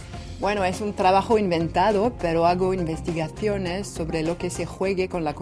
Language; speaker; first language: Spanish; non-native, fluent; French